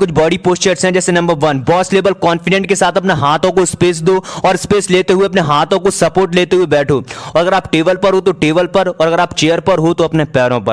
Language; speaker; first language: Hindi; native; Hindi